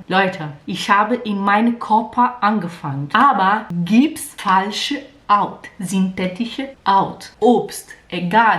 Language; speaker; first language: German; non-native, learner; Portuguese